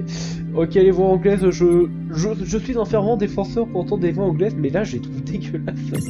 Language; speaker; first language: French; native; French